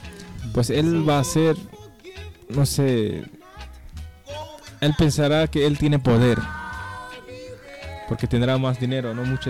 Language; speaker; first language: Spanish; non-native, learner; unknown